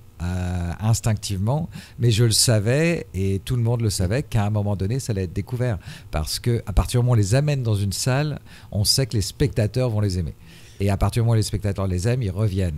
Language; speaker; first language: French; native; French